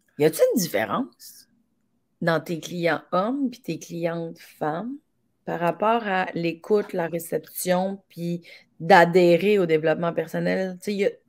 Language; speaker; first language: French; native; French